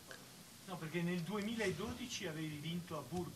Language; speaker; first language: Italian; native; Italian